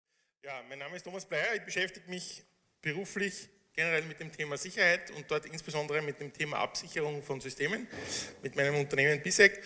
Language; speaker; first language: German; native; German